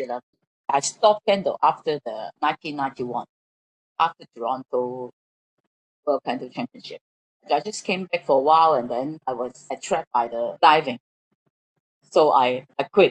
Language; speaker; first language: English; non-native, local second language; Cantonese